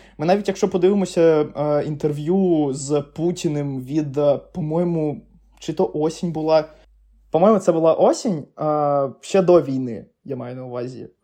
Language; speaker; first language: Ukrainian; non-native, local second language; Russian